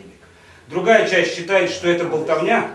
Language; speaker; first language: Russian; native; Russian